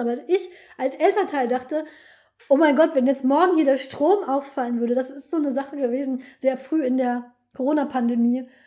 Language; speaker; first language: German; native; German